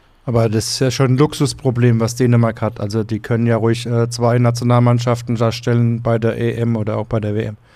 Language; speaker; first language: German; native; German